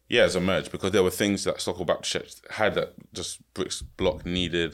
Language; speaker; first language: English; early bilingual, other home language; Yoruba